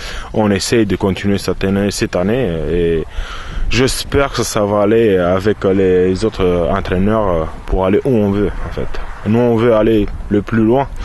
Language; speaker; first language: French; non-native, fluent; Romanian